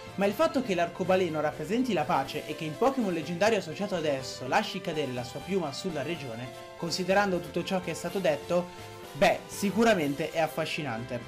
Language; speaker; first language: Italian; native; Italian